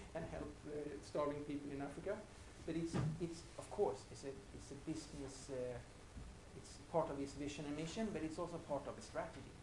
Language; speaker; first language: English; non-native, fluent; Swedish